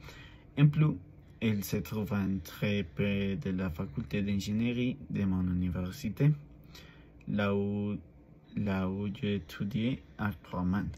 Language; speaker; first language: French; non-native, learner; Spanish